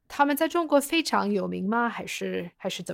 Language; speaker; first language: Chinese; non-native, fluent; English